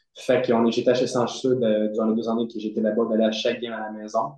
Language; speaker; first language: French; native; French